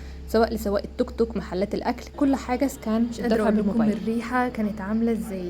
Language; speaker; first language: Arabic; native; Arabic